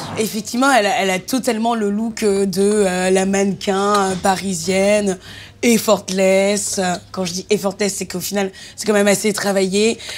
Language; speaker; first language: French; native; French